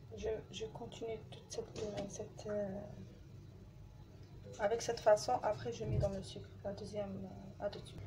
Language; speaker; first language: French; non-native, learner; Arabic